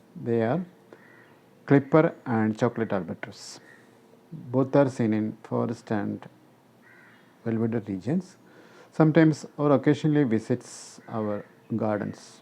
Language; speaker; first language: English; non-native, local second language; Malayalam